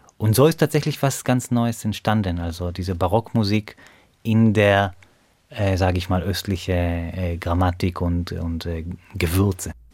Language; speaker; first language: German; non-native, fluent; Hebrew